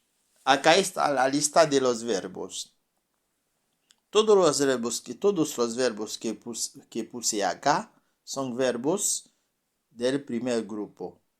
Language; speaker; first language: Spanish; non-native, fluent; French